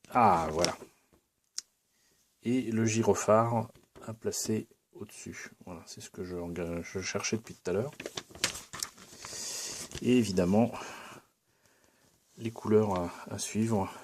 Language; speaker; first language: French; native; French